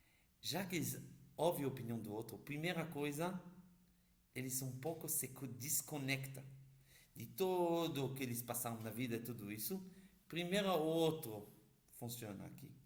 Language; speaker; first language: Portuguese; non-native, fluent; Hebrew